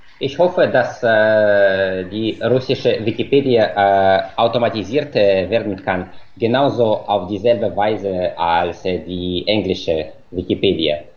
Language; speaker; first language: German; non-native, fluent; Russian